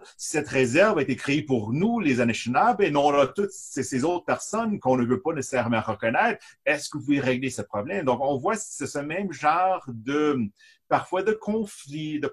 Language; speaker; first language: French; native; French